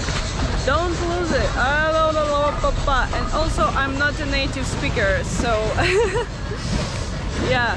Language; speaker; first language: English; non-native, fluent; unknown